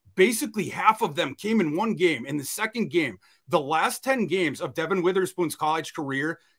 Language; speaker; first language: English; native; English